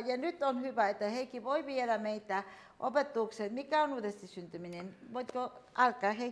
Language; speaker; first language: Finnish; non-native, fluent; Spanish